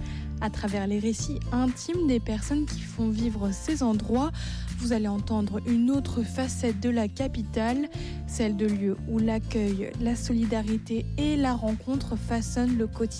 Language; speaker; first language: French; native; French